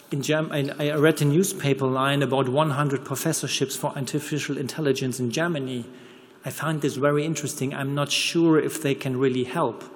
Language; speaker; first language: English; non-native, fluent; German